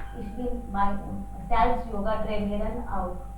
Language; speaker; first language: German; non-native, learner; Hindi